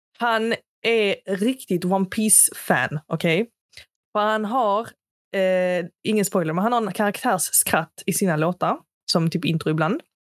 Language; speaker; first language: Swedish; early bilingual, other home language; Arabic